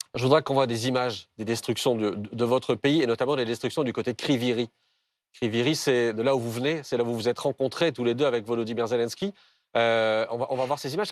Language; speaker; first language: French; native; French